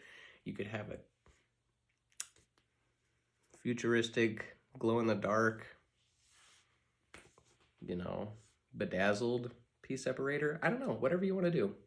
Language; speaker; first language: English; native; English